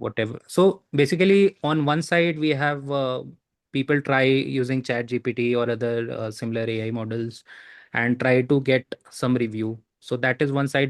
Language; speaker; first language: English; non-native, local second language; Hindi